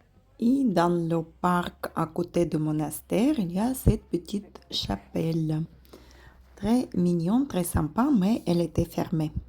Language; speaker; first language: French; non-native, fluent; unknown